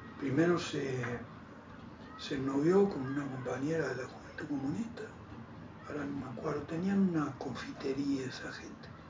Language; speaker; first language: Spanish; native; Spanish